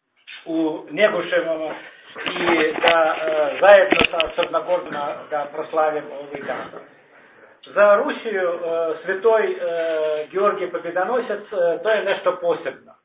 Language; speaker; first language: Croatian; non-native, learner; Russian